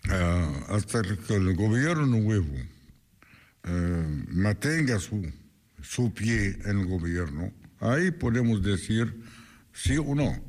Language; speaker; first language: Spanish; non-native, fluent; Arabic